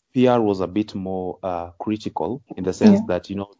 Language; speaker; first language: English; non-native, local second language; Luo (Kenya and Tanzania)